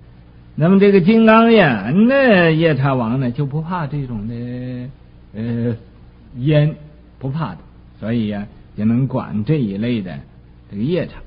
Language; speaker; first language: Chinese; native; Chinese